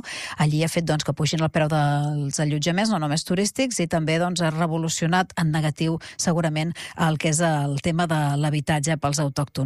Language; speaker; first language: Catalan; native; Catalan